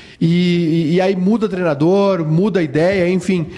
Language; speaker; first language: Portuguese; native; Portuguese